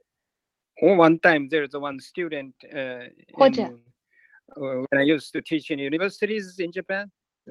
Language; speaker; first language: English; non-native, learner; Japanese